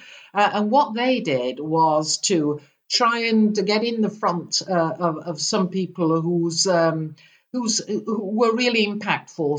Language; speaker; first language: English; native; English